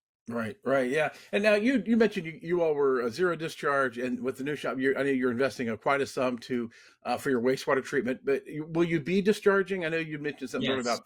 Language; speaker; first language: English; native; English